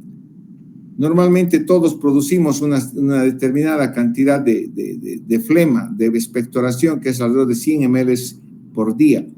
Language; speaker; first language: Spanish; native; Spanish